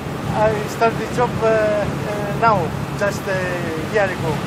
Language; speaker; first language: English; non-native, learner; Greek